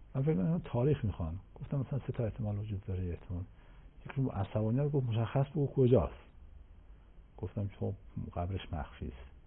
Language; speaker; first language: Persian; native; Persian